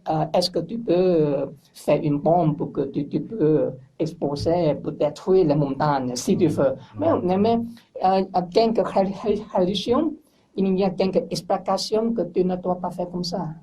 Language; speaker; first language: French; non-native, learner; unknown